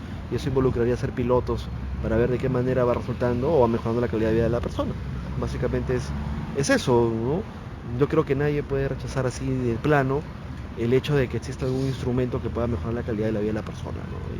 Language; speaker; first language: Spanish; native; Spanish